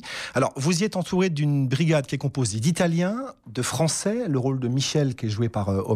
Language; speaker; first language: French; native; French